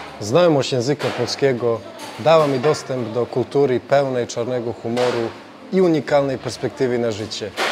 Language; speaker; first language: Polish; non-native, fluent; Serbian